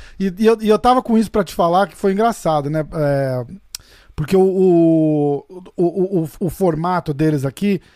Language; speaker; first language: Portuguese; native; Portuguese